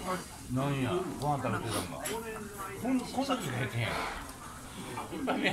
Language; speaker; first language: Japanese; native; Japanese